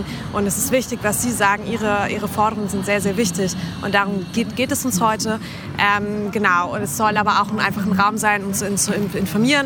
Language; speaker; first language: German; native; German